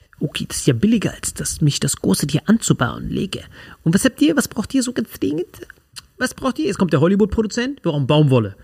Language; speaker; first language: German; non-native, fluent; Spanish